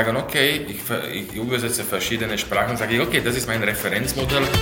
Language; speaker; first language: German; non-native, fluent; Slovak